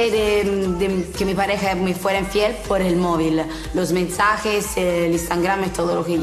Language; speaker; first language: Spanish; non-native, fluent; Italian